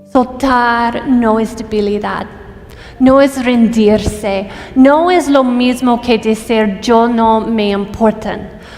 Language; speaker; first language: Spanish; non-native, fluent; English